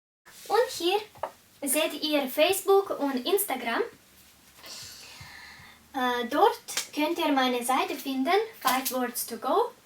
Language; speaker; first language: German; non-native, fluent; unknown